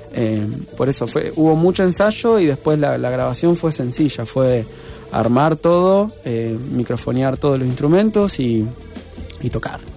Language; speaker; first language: Spanish; native; Spanish